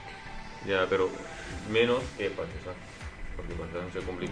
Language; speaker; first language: Spanish; early bilingual, other home language; Punjabi